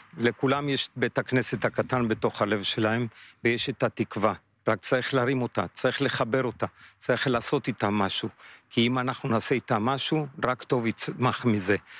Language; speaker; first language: Hebrew; non-native, fluent; Spanish